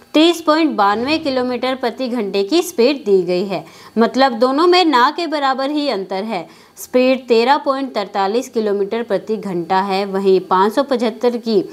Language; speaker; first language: Hindi; native; Hindi